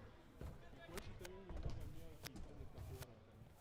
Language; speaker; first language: Portuguese; non-native, learner; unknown